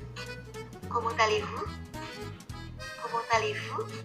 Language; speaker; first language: French; non-native, fluent; Indonesian